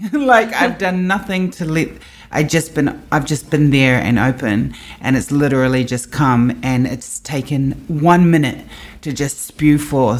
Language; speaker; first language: English; native; English